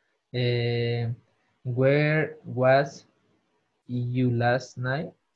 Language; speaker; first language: English; non-native, learner; Spanish